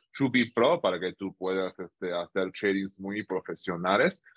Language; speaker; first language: Spanish; non-native, fluent; Chinese